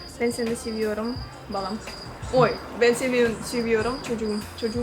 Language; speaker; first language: Turkish; non-native, learner; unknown